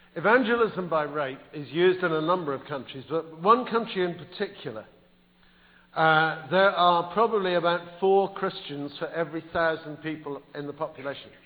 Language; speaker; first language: English; native; English